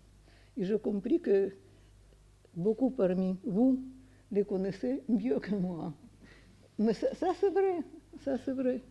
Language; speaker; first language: French; non-native, fluent; Russian